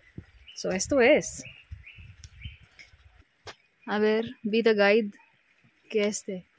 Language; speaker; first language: Spanish; non-native, learner; Filipino